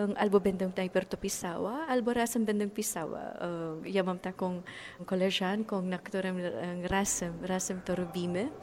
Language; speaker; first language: Polish; non-native, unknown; Filipino